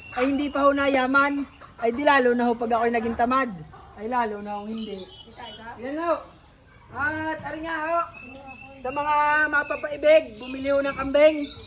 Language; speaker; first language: Filipino; native; Filipino